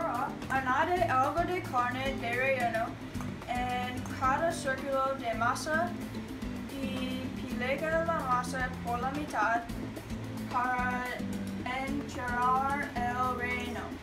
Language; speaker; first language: Spanish; non-native, learner; English